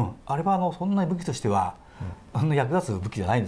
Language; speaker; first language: Japanese; native; Japanese